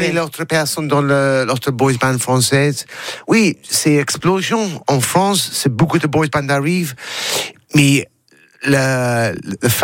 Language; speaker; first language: French; non-native, learner; English